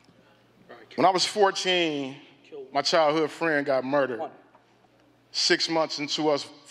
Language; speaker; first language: English; native; English